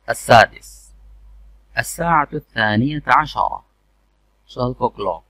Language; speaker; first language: Arabic; non-native, fluent; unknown